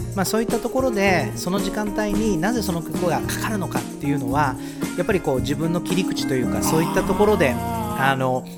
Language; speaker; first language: Japanese; early bilingual, other home language; Portuguese